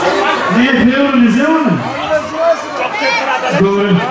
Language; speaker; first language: Bulgarian; non-native, local second language; Turkish